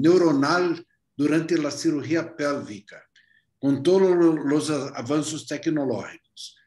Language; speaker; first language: Spanish; non-native, fluent; Portuguese